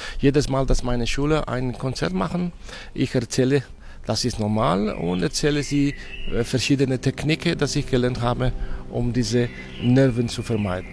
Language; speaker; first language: German; non-native, fluent; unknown